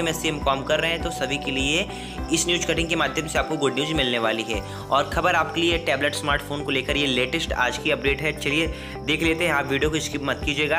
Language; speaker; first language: Hindi; native; Hindi